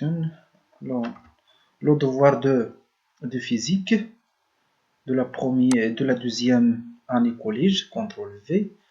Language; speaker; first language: French; non-native, learner; Arabic